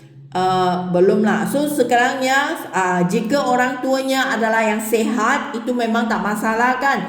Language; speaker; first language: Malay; non-native, local second language; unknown